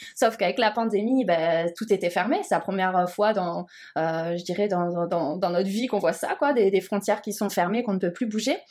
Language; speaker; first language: French; native; French